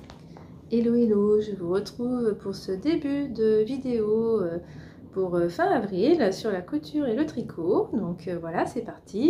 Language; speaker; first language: French; native; French